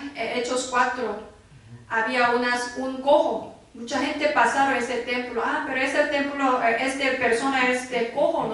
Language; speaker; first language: Spanish; non-native, learner; Korean